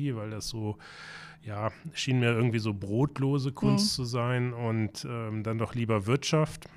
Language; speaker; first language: German; native; German